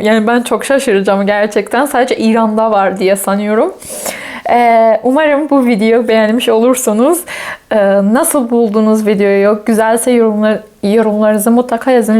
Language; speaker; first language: Turkish; non-native, fluent; Persian